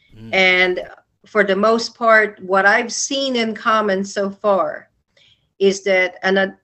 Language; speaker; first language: English; non-native, local second language; Filipino